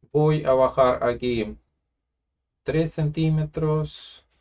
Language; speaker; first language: Spanish; non-native, fluent; Russian